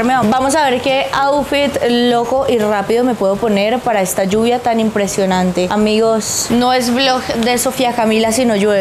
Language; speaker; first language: Spanish; native; Spanish